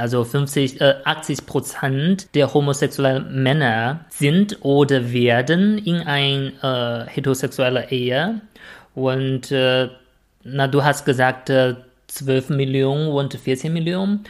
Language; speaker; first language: German; non-native, fluent; Chinese